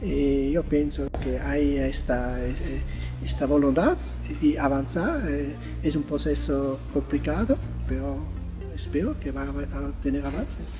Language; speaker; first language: Spanish; non-native, fluent; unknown